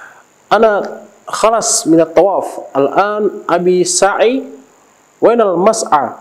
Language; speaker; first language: Arabic; non-native, learner; Indonesian